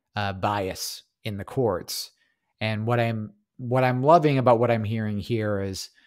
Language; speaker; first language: English; native; English